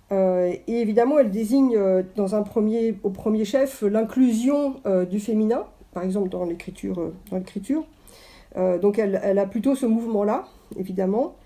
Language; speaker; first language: French; native; French